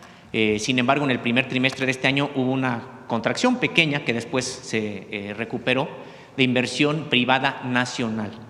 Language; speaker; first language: Spanish; native; Spanish